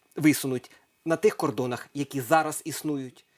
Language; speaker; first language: Ukrainian; native; Ukrainian